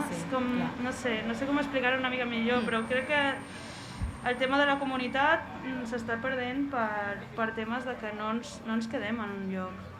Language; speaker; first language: Catalan; non-native, fluent; Portuguese